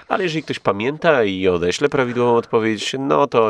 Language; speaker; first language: Polish; native; Polish